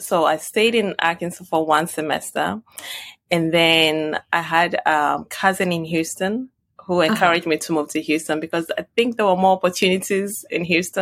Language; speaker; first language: English; non-native, local second language; Swahili